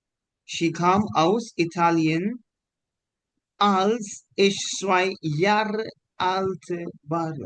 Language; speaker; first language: German; non-native, fluent; Hindi